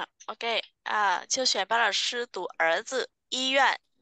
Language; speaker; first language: Chinese; non-native, fluent; Vietnamese